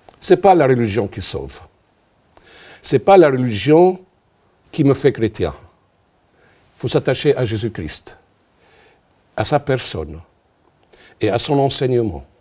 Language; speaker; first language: French; non-native, local second language; Arabic